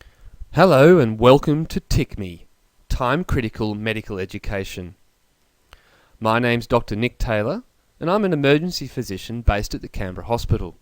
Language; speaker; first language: English; native; English